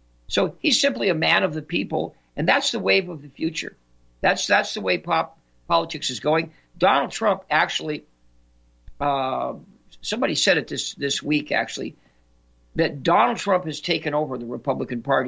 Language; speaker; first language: English; native; English